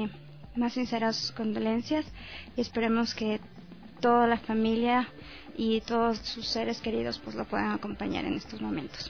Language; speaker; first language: Spanish; native; Spanish